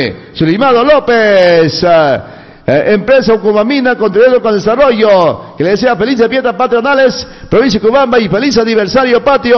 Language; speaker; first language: Spanish; native; Spanish